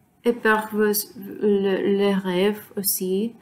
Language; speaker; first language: French; non-native, learner; Spanish